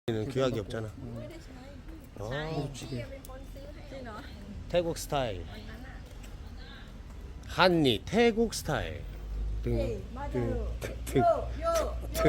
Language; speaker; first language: Korean; non-native, learner; Thai